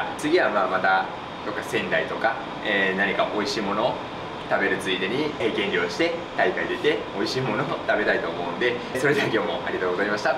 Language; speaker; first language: Japanese; native; Japanese